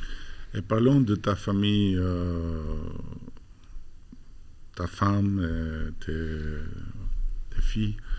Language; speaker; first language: French; non-native, fluent; Albanian